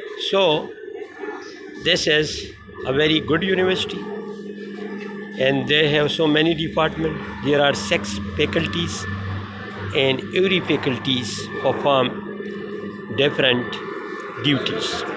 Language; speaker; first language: Urdu; non-native, local second language; Pashto